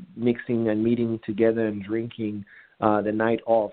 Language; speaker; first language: English; non-native, local second language; Bemba